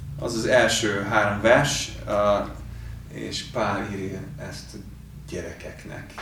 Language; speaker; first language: Hungarian; non-native, fluent; English